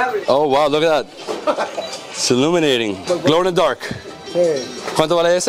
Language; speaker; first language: English; early bilingual, other home language; Spanish